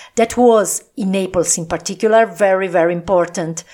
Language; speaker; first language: English; non-native, fluent; Italian